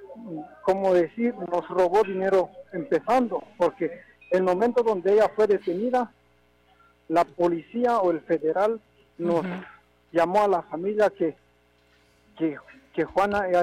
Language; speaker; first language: Spanish; non-native, local second language; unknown